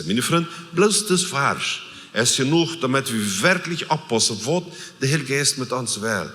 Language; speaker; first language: German; non-native, learner; Plautdietsch